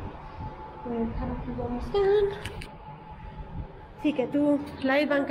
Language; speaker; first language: Spanish; native; Spanish